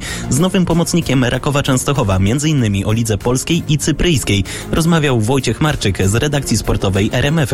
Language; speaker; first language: Polish; native; Polish